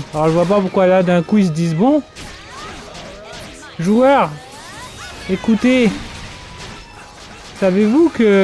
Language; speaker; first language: French; native; French